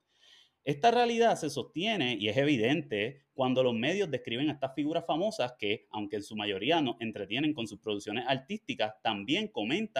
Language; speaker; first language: Spanish; native; Spanish